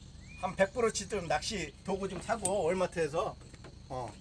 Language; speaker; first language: Korean; native; Korean